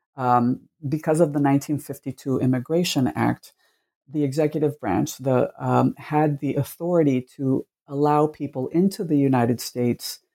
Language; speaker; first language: English; early bilingual, other home language; Spanish